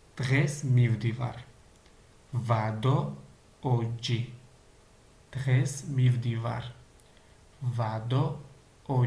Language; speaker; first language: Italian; non-native, learner; Georgian